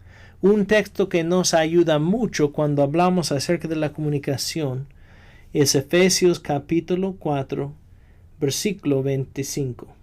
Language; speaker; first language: Spanish; non-native, fluent; English